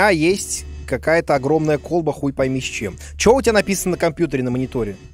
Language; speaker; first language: Russian; native; Russian